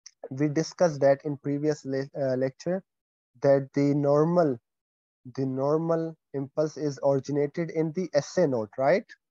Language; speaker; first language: English; non-native, fluent; Pashto